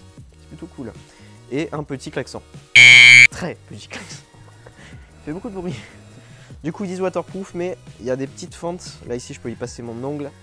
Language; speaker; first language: French; native; French